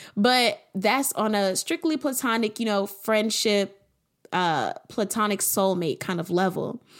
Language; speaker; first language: English; native; English